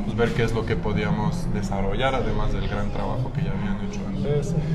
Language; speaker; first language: Spanish; non-native, fluent; French